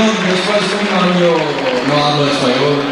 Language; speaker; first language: Spanish; non-native, learner; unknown